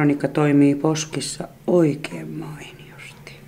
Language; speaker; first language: Finnish; native; Finnish